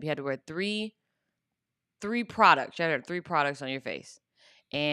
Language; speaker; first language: English; native; English